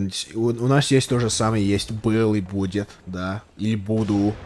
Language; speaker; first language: Russian; non-native, learner; English